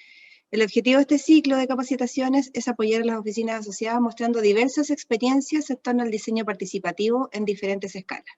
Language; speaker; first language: Spanish; native; Spanish